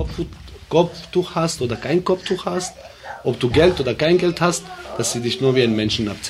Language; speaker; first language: German; early bilingual, other home language; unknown